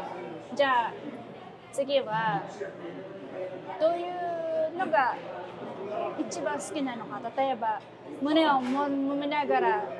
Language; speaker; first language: Japanese; non-native, fluent; Filipino